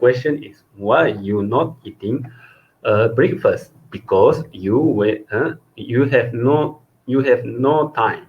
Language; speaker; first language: English; non-native, local second language; Malay